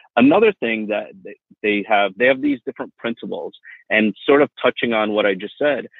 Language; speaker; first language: English; native; English